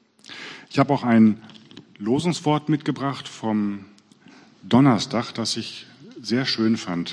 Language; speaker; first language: German; native; German